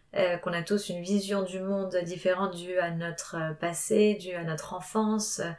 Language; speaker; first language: French; non-native, fluent; Spanish